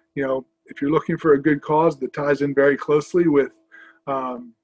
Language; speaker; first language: English; native; English